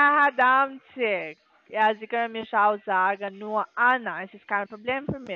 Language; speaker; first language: German; non-native, learner; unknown